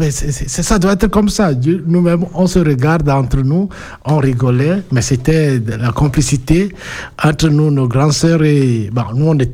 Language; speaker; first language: French; non-native, local second language; Ewe